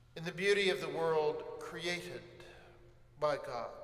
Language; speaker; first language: English; native; English